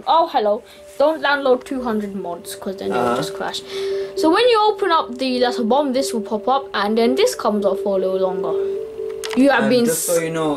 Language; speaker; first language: English; native; English